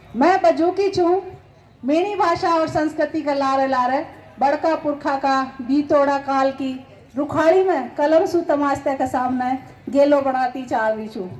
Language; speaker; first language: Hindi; non-native, local second language; Rajasthani